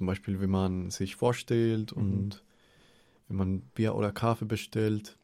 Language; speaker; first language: German; non-native, fluent; Spanish